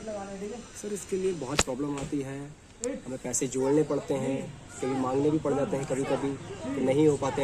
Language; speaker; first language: Hindi; native; Hindi